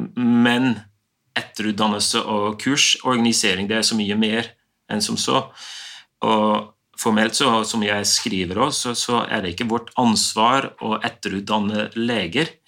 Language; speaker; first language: Norwegian; non-native, fluent; Dutch